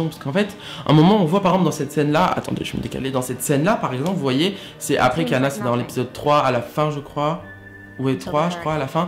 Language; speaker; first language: French; native; French